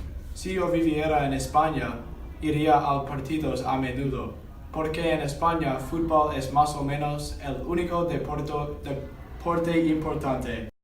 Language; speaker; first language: Spanish; non-native, learner; English